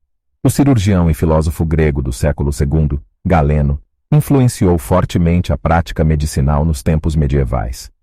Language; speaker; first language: Portuguese; native; Portuguese